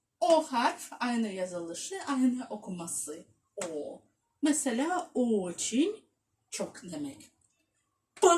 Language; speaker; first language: Turkish; non-native, fluent; Russian